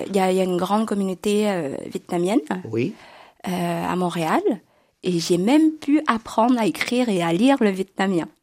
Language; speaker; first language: French; native; French